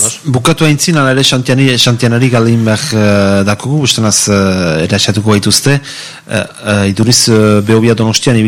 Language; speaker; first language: Basque; native; Basque